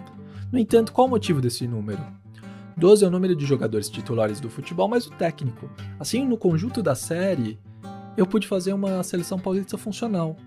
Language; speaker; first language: Portuguese; native; Portuguese